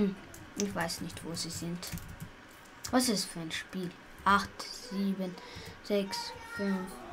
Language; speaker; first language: German; early bilingual, other home language; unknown